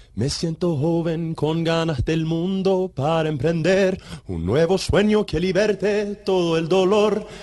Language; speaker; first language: Spanish; non-native, learner; Icelandic